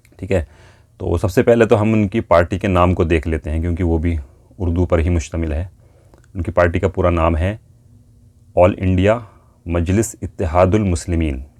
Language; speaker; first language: Urdu; native; Urdu